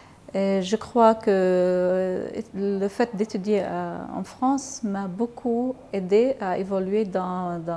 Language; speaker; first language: French; non-native, fluent; Arabic